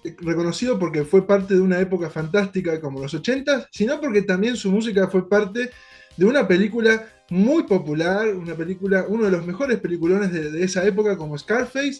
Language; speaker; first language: Spanish; native; Spanish